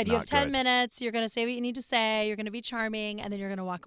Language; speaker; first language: English; native; English